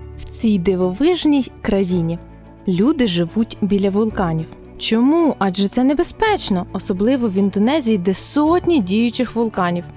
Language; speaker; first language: Ukrainian; native; Ukrainian